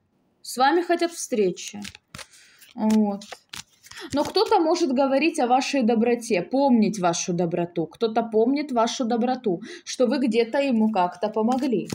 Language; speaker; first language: Russian; native; Russian